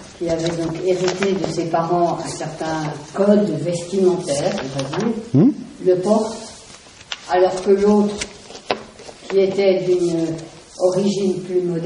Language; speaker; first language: French; native; French